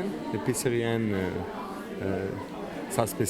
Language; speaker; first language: French; non-native, learner; Arabic